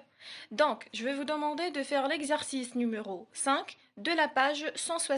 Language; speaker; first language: French; non-native, local second language; Arabic